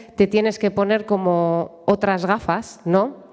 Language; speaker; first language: Spanish; native; Spanish